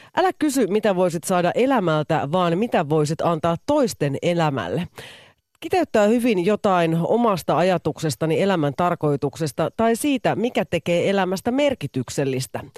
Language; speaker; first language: Finnish; native; Finnish